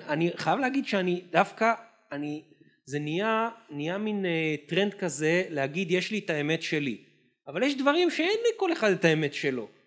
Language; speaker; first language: Hebrew; native; Hebrew